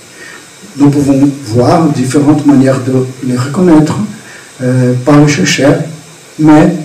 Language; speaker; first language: French; non-native, fluent; Portuguese